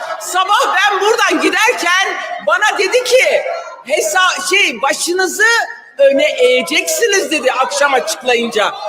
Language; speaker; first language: Turkish; non-native, local second language; Kurdish